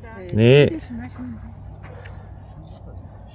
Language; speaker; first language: Korean; native; Korean